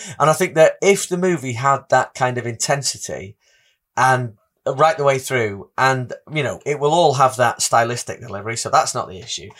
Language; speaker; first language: English; native; English